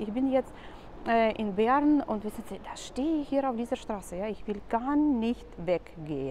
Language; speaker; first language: German; non-native, fluent; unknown